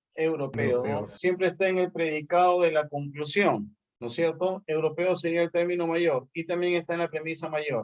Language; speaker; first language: Spanish; native; Spanish